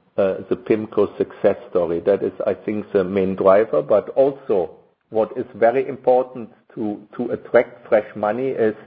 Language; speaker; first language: English; non-native, fluent; German